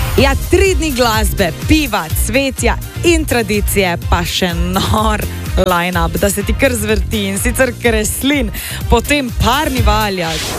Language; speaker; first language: Slovenian; native; Slovenian